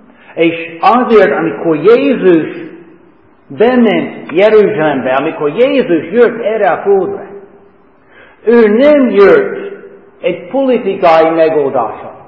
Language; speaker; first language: Hungarian; non-native, fluent; English